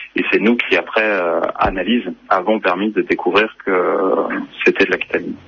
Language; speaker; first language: French; native; French